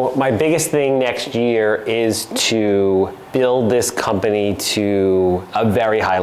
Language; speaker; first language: English; native; English